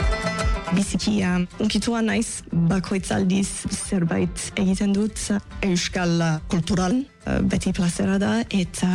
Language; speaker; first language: Basque; non-native, fluent; English